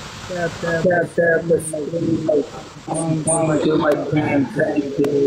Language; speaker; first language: English; non-native, learner; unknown